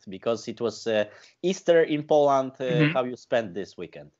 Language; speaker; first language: English; non-native, learner; Polish